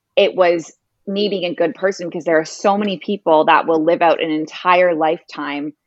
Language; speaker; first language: English; native; English